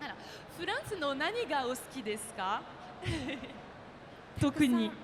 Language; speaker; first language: Japanese; non-native, fluent; French